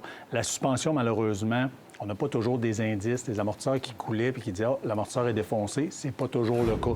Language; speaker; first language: French; native; French